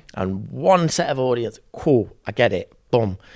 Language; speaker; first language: English; native; English